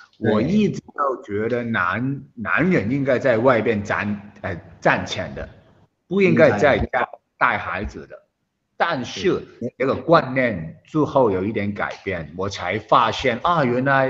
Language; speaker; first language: Chinese; non-native, local second language; Cantonese